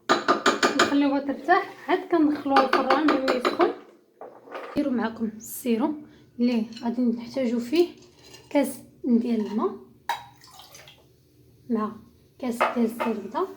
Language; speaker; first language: Arabic; native; Arabic